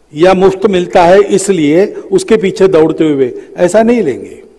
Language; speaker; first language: Hindi; native; Hindi